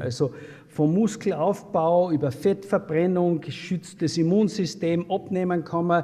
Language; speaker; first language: German; native; German